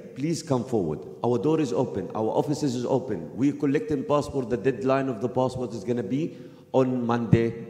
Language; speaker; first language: English; non-native, fluent; Arabic